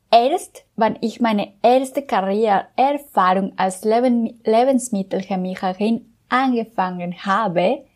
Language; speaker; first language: German; non-native, learner; Spanish